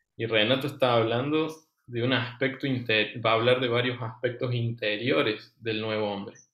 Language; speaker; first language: Spanish; native; Spanish